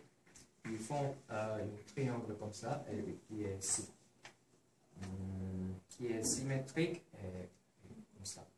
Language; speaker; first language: French; non-native, learner; Korean